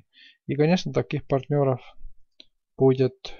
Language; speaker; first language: Russian; non-native, fluent; Estonian